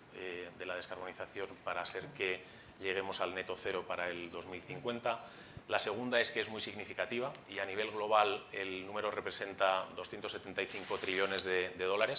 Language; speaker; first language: Spanish; native; Spanish